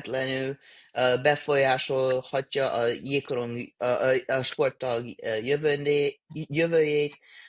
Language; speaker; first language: Hungarian; early bilingual, heritage; English